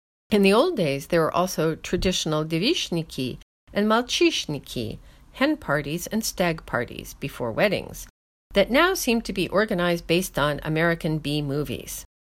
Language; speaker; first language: English; native; English